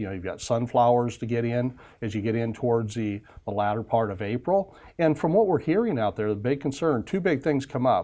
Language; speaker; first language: English; native; English